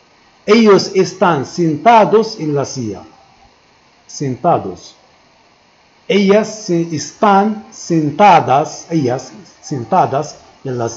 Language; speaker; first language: Spanish; non-native, fluent; Arabic